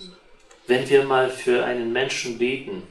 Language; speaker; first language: German; non-native, fluent; Russian